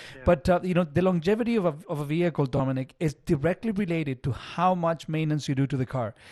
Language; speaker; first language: English; non-native, fluent; Spanish